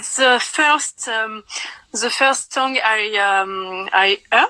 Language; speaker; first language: English; non-native, learner; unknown